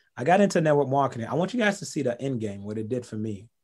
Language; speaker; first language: English; early bilingual, other home language; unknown